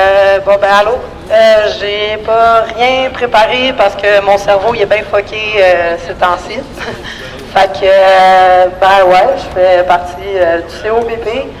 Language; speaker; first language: French; native; French